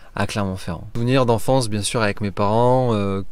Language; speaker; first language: French; native; French